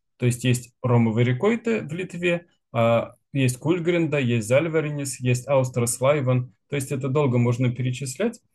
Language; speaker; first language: Russian; native; Russian